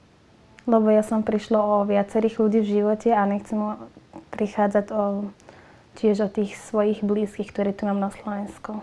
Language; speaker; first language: Slovak; non-native, learner; Somali